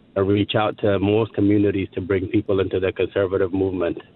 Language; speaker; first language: English; non-native, fluent; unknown